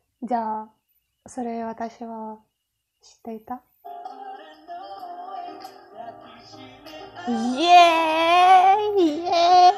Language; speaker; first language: Japanese; non-native, learner; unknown